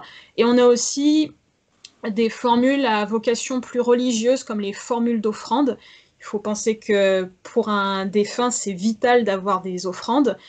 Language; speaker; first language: French; native; French